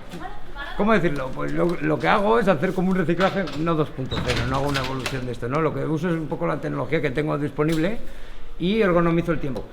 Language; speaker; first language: Spanish; native; Spanish